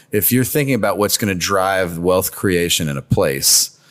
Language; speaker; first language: English; native; English